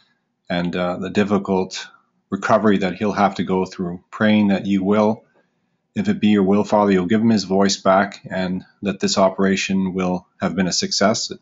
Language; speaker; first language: English; native; English